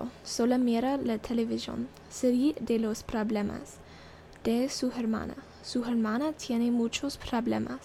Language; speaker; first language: Spanish; non-native, learner; English